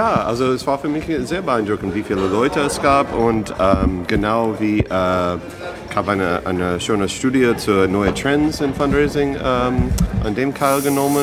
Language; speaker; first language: German; non-native, fluent; English